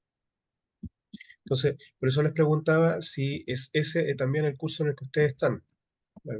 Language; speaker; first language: Spanish; native; Spanish